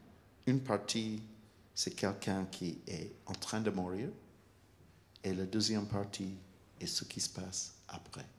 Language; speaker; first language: French; non-native, fluent; English